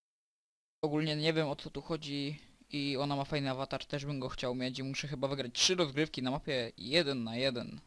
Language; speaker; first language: Polish; native; Polish